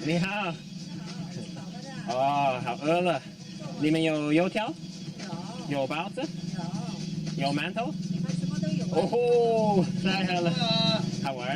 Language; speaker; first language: Chinese; non-native, learner; English